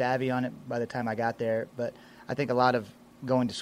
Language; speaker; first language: English; native; English